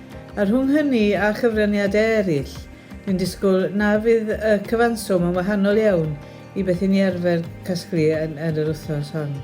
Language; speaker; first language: Welsh; native; Welsh